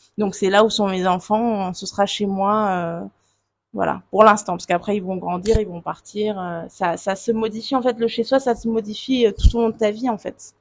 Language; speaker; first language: French; native; French